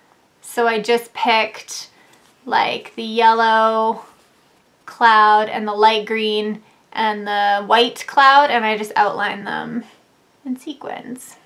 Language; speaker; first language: English; native; English